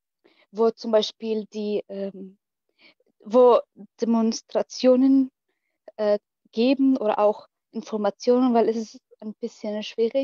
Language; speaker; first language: German; early bilingual, other home language; Arabic